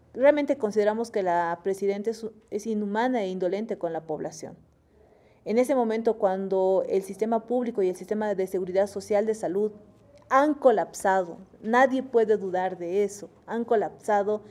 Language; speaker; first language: Spanish; native; Spanish